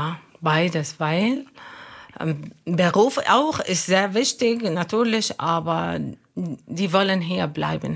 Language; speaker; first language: German; non-native, learner; Arabic